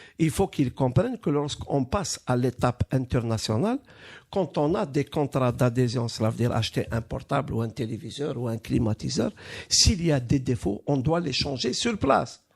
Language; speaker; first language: French; non-native, local second language; Arabic